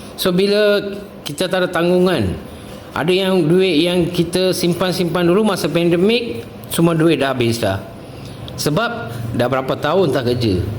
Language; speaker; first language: Malay; non-native, local second language; Tamil